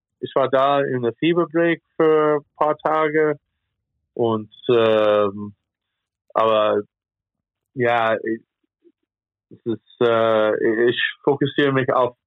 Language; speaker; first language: German; non-native, fluent; English